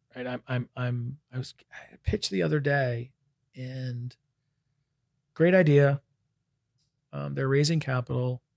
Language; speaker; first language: English; native; English